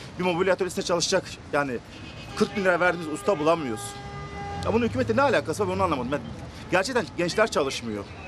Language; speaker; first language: Turkish; native; Turkish